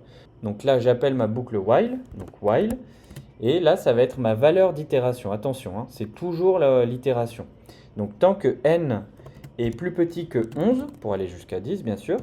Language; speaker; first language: French; native; French